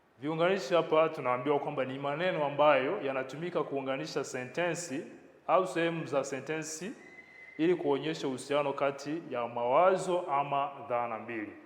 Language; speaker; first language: Swahili; non-native, local second language; Kinyarwanda